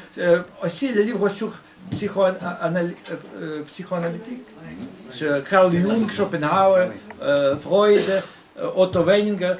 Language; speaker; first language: French; non-native, fluent; Russian